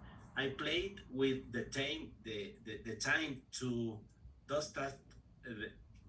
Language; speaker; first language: English; non-native, learner; Spanish